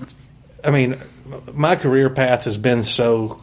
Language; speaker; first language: English; native; English